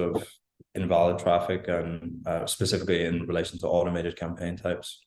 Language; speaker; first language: English; native; English